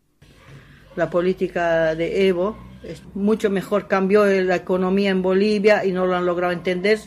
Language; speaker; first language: Spanish; non-native, local second language; Aymara